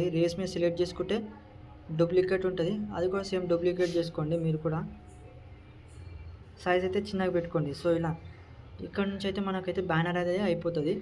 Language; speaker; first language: Telugu; native; Telugu